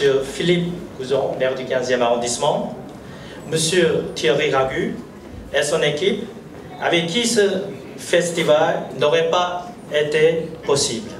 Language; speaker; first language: French; non-native, fluent; Korean